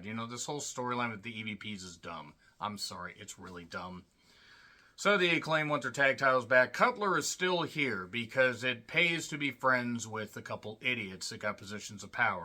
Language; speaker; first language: English; native; English